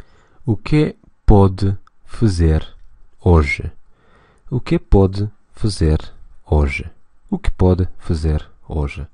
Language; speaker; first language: Portuguese; non-native, fluent; Russian